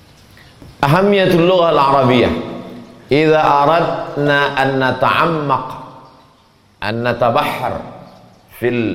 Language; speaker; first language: Arabic; non-native, fluent; Indonesian